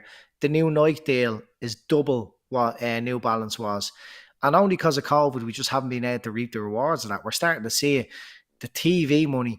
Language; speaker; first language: English; native; English